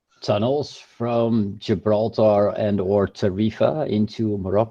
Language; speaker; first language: English; native; English